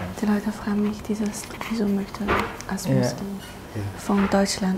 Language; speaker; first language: German; non-native, learner; Chinese